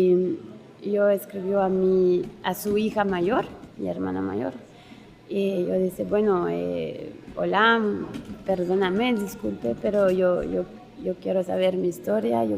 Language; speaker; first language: Spanish; non-native, learner; French